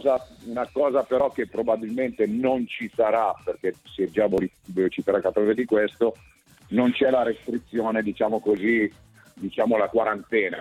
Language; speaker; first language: Italian; native; Italian